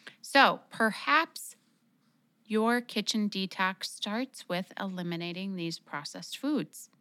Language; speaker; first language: English; native; English